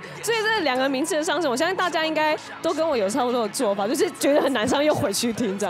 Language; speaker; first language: Chinese; native; Chinese